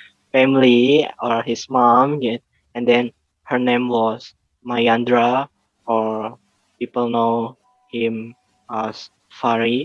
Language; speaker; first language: English; non-native, learner; Indonesian